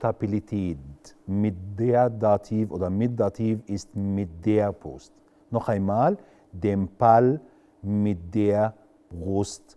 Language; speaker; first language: German; non-native, fluent; Arabic